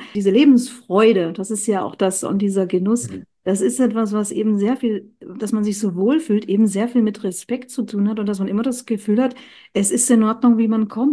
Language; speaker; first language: German; native; German